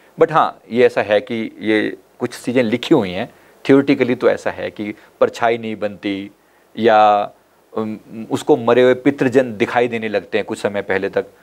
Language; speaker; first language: Hindi; native; Hindi